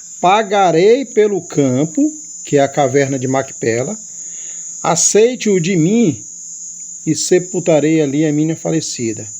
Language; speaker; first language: Portuguese; native; Portuguese